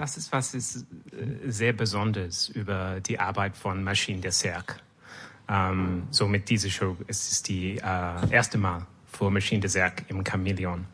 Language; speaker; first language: German; non-native, learner; French